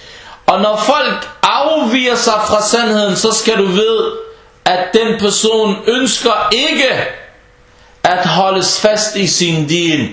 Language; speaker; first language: Danish; early bilingual, other home language; Arabic